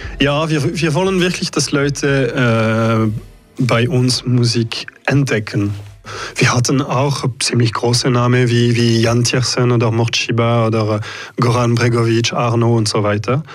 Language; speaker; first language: German; non-native, local second language; French